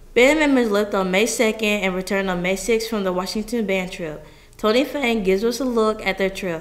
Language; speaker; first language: English; native; English